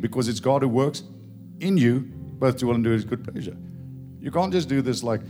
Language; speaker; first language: English; non-native, local second language; Afrikaans